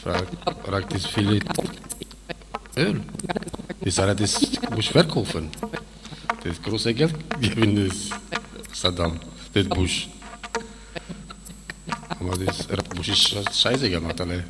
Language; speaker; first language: German; non-native, learner; Turkish